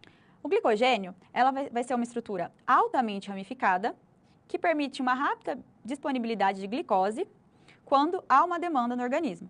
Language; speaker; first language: Portuguese; native; Portuguese